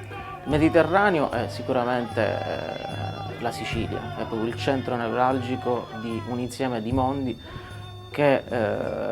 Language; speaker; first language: Italian; native; Italian